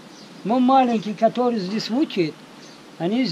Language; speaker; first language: Russian; non-native, local second language; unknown